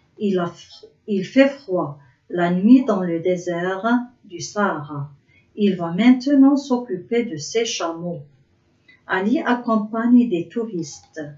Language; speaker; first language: French; non-native, local second language; Arabic